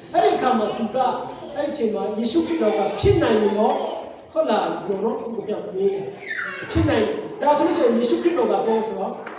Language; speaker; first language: Burmese; non-native, local second language; Hakha Chin